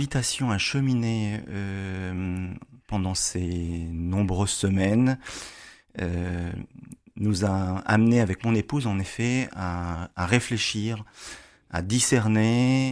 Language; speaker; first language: French; native; French